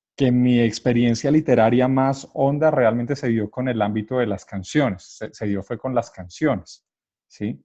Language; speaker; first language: Spanish; native; Spanish